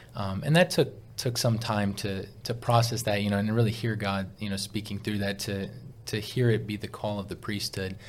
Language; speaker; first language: English; native; English